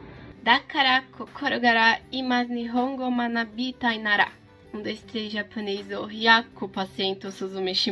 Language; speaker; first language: Japanese; non-native, learner; Portuguese